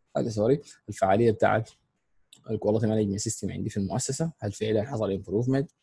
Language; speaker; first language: Arabic; native; Arabic